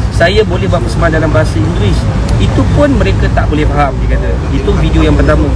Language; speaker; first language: Malay; native; Malay